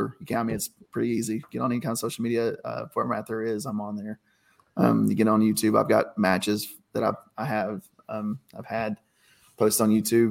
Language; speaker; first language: English; native; English